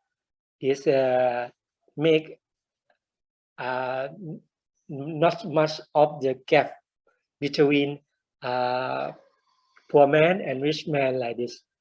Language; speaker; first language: English; non-native, learner; Thai